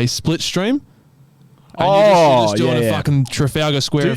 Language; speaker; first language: English; native; English